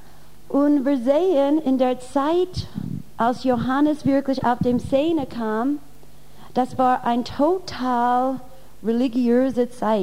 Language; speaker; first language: German; non-native, fluent; English